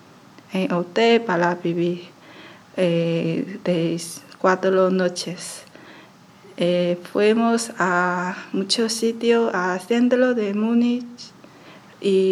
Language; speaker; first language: Spanish; non-native, learner; Chinese